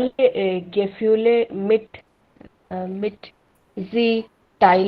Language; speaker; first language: German; non-native, learner; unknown